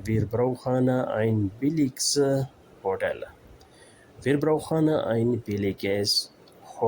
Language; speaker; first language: German; non-native, learner; Urdu